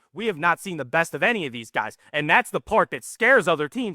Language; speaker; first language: English; native; English